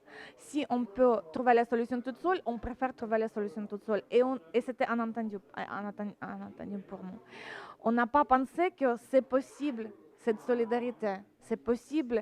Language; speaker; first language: French; non-native, fluent; Ukrainian